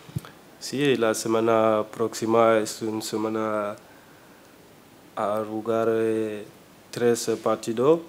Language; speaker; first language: Spanish; non-native, learner; French